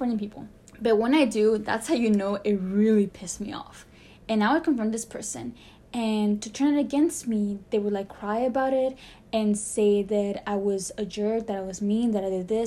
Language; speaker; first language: English; early bilingual, other home language; Spanish